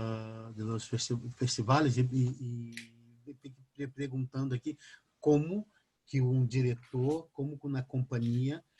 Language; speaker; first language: Spanish; non-native, fluent; Portuguese